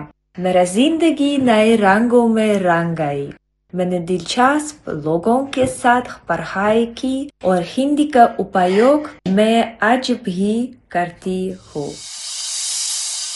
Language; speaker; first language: Hindi; non-native, fluent; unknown